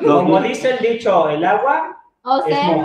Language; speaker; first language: Spanish; native; Spanish